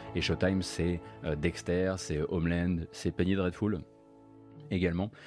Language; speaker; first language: French; native; French